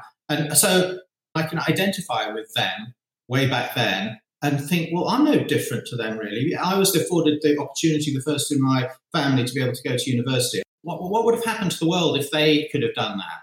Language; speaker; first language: English; native; English